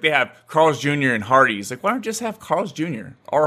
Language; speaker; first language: English; native; English